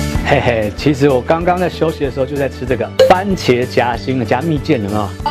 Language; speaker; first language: Chinese; native; Chinese